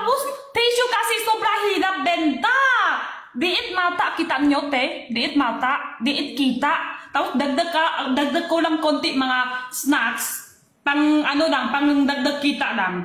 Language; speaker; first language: Filipino; non-native, learner; Chinese